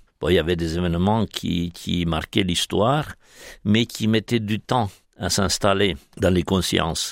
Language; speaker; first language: French; non-native, fluent; Romanian